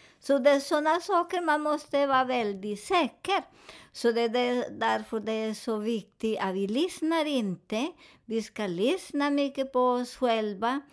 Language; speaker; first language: Swedish; non-native, fluent; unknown